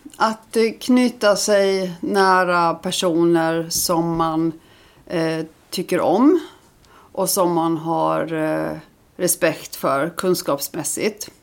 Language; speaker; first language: Swedish; early bilingual, other home language; Icelandic